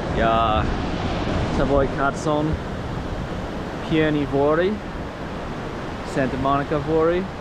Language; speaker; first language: Finnish; non-native, learner; English